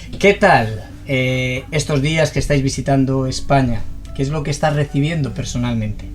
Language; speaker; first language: Spanish; native; Spanish